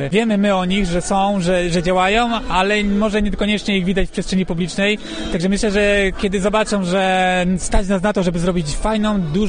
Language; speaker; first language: Polish; native; Polish